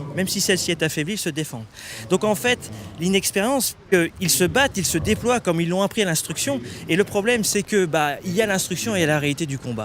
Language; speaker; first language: French; native; French